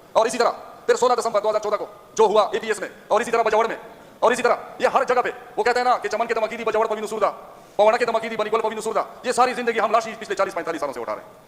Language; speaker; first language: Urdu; non-native, local second language; Pashto